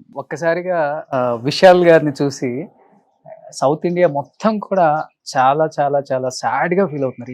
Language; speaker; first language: Telugu; native; Telugu